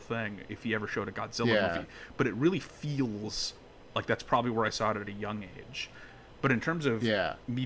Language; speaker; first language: English; native; English